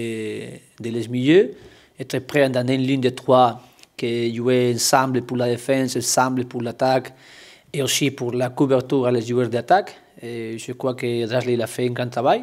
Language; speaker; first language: French; non-native, learner; Spanish